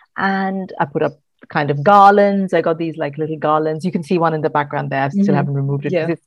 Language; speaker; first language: English; non-native, local second language; Malayalam